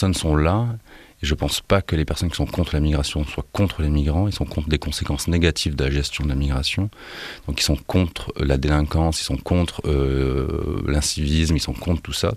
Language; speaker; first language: French; native; French